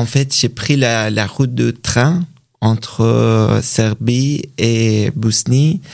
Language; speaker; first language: French; non-native, learner; Persian